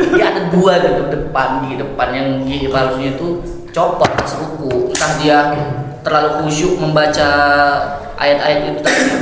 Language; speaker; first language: Indonesian; native; Indonesian